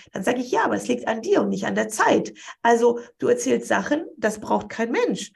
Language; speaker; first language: German; early bilingual, other home language; Polish